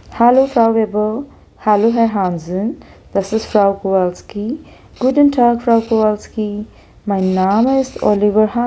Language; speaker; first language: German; non-native, fluent; Hindi